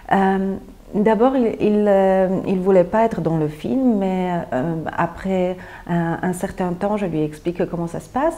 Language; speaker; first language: French; non-native, fluent; Polish